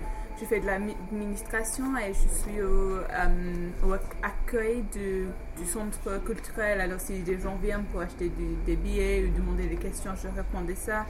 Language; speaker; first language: French; non-native, fluent; English